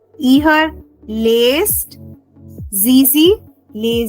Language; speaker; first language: German; non-native, fluent; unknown